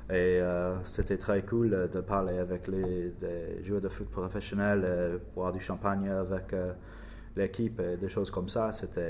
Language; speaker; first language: French; non-native, learner; English